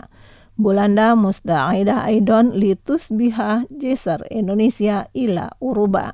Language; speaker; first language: Arabic; non-native, fluent; Indonesian